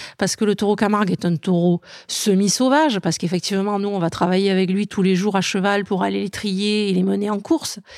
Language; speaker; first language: French; native; French